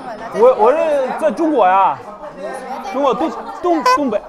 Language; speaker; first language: Chinese; non-native, fluent; Russian